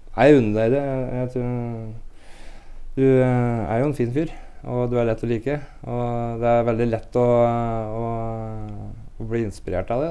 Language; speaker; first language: Norwegian; native; Norwegian